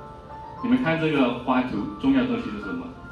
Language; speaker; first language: Chinese; non-native, fluent; English